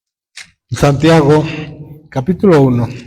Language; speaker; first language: Spanish; native; Spanish